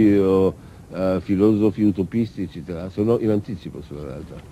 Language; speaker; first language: Italian; non-native, fluent; Arabic